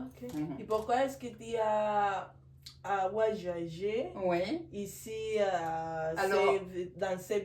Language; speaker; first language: French; non-native, learner; Spanish